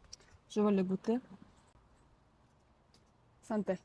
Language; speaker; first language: French; non-native, learner; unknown